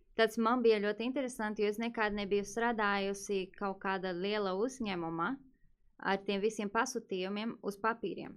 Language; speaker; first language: Latvian; non-native, fluent; Portuguese